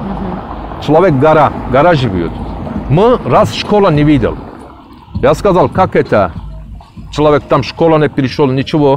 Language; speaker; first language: Russian; non-native, learner; Turkish